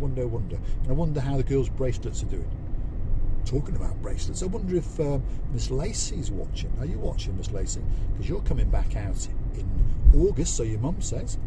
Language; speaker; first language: English; native; English